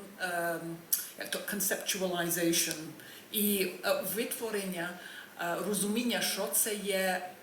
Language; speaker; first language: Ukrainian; early bilingual, heritage; Ukrainian